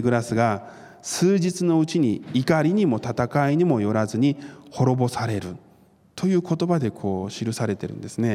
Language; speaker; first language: Japanese; non-native, fluent; Korean